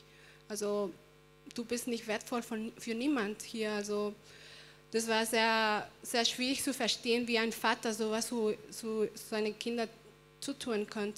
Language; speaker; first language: German; non-native, fluent; Spanish